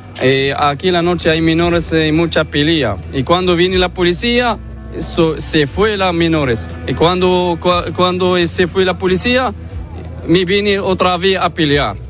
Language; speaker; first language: Spanish; non-native, learner; Arabic